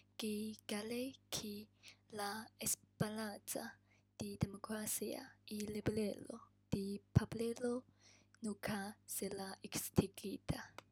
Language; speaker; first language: Spanish; non-native, learner; English